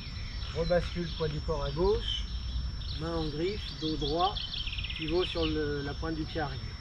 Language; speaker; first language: French; native; French